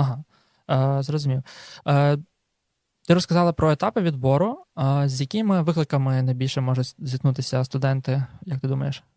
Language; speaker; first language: Ukrainian; native; Ukrainian